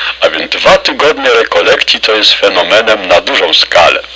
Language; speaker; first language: Polish; native; Polish